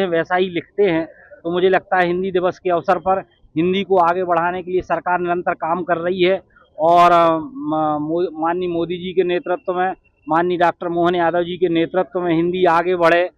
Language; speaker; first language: Hindi; native; Hindi